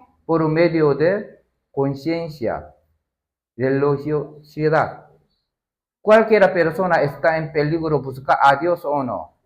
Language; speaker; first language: Spanish; non-native, learner; Korean